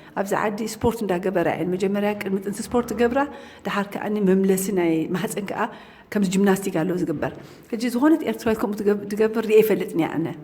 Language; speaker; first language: Tigrinya; native; Tigrinya